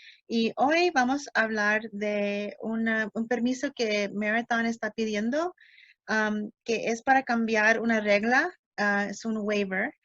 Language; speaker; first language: Spanish; early bilingual, heritage; English